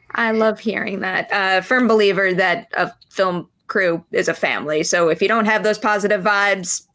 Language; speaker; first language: English; native; English